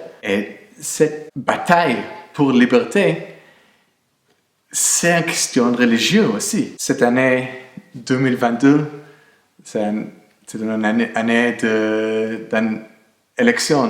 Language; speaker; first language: French; non-native, fluent; English